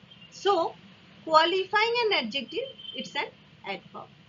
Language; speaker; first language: English; non-native, local second language; Bangla